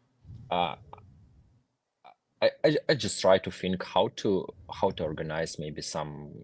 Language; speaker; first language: English; non-native, fluent; Ukrainian